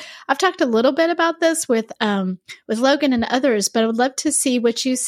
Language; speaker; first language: English; native; English